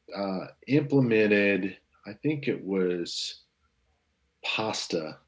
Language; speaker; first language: English; native; English